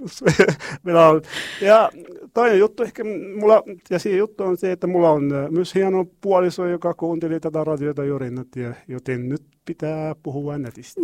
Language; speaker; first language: Finnish; non-native, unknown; Arabic